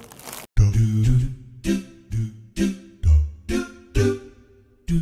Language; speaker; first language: English; non-native, fluent; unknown